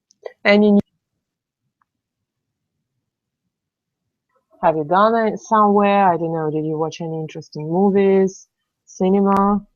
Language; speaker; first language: English; non-native, fluent; Russian